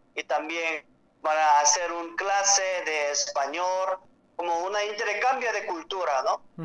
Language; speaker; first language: Spanish; non-native, learner; Korean